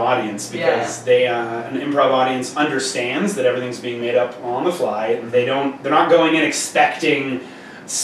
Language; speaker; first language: English; native; English